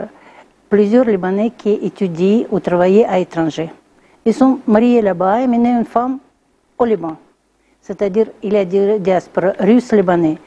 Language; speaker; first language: French; non-native, learner; Russian